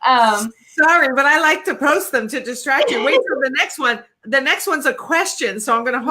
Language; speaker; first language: English; native; English